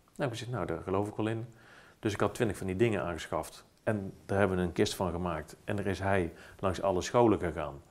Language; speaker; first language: Dutch; native; Dutch